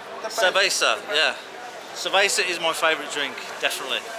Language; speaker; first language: English; native; English